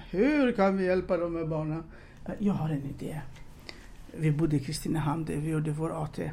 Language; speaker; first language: Swedish; non-native, fluent; Romanian